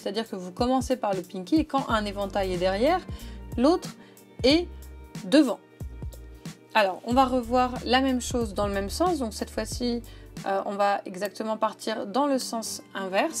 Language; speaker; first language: French; native; French